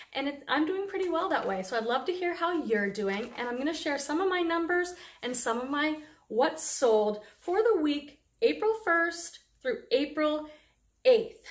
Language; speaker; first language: English; native; English